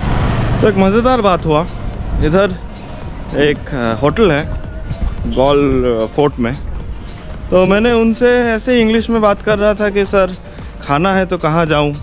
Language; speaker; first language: Hindi; non-native, local second language; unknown